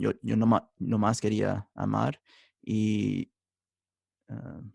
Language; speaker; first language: Spanish; early bilingual, heritage; Spanish